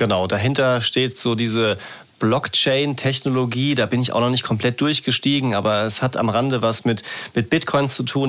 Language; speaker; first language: German; native; German